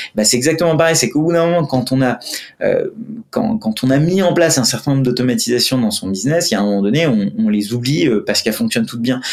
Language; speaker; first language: French; non-native, fluent; Hindi